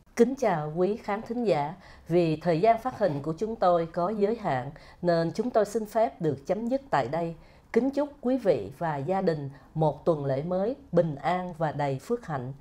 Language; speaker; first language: Vietnamese; native; Vietnamese